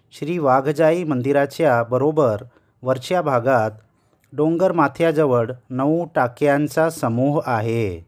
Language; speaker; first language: Hindi; native; Hindi